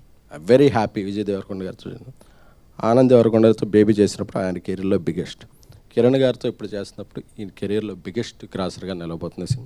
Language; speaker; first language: Telugu; native; Telugu